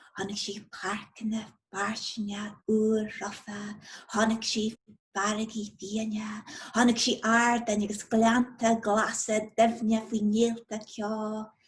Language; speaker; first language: Irish; non-native, local second language; English